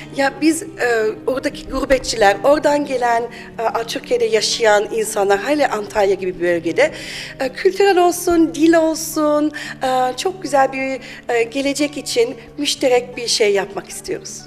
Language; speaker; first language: Turkish; early bilingual, heritage; German